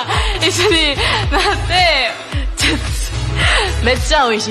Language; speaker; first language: Japanese; non-native, learner; Korean